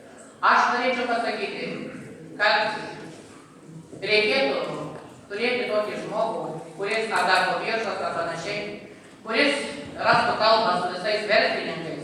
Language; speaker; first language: Lithuanian; native; Lithuanian